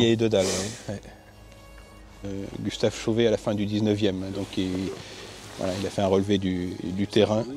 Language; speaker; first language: French; native; French